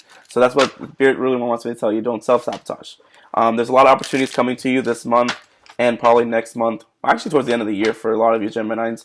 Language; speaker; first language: English; native; English